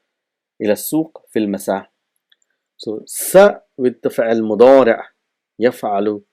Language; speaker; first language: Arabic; non-native, fluent; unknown